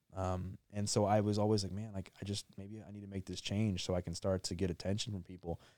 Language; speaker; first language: English; native; English